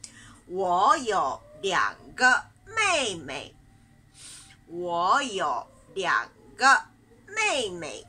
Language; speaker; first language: Chinese; non-native, fluent; Japanese